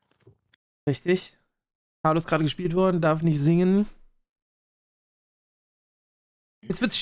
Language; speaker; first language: German; native; German